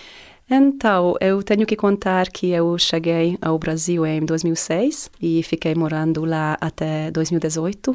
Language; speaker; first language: Portuguese; non-native, fluent; Hungarian